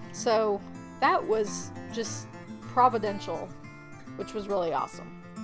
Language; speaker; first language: English; native; English